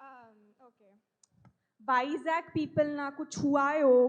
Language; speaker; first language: Telugu; non-native, learner; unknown